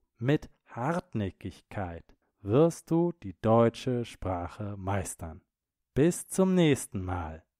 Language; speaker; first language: German; native; German